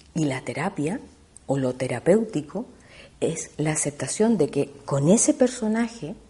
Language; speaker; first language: Spanish; native; Spanish